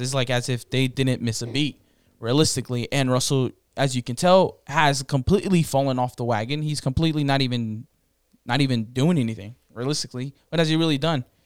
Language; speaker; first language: English; early bilingual, other home language; Spanish